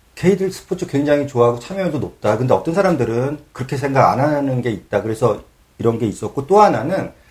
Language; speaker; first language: Korean; native; Korean